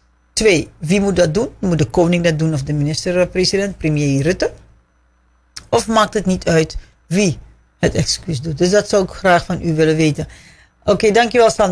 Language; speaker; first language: Dutch; native; Dutch